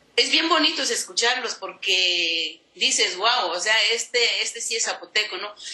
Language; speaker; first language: Spanish; non-native, local second language; Zapotec